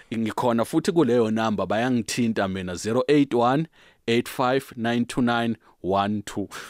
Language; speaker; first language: Zulu; native; Zulu